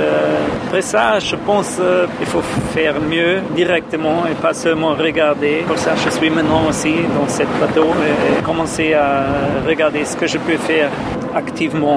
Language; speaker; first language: French; non-native, learner; German